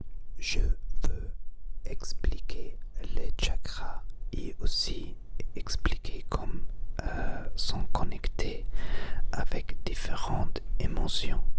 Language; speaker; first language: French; non-native, learner; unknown